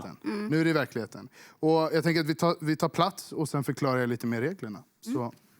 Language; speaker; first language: Swedish; native; Swedish